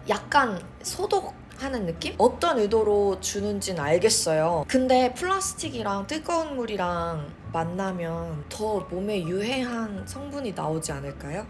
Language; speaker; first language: Korean; native; Korean